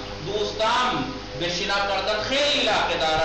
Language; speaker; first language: Persian; non-native, fluent; Urdu